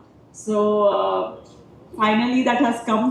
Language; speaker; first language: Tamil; non-native, fluent; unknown